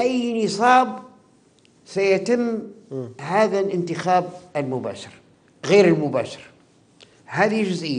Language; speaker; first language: Arabic; native; Arabic